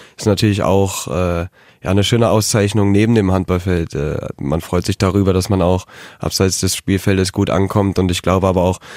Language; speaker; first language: German; native; German